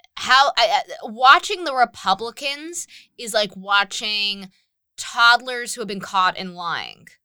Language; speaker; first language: English; native; English